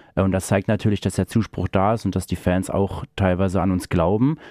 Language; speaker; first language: German; native; German